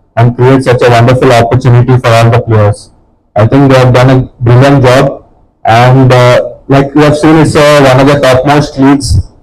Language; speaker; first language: English; non-native, local second language; Telugu